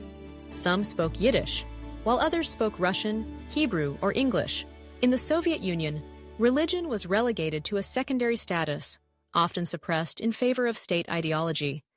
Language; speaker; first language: English; early bilingual, other home language; Russian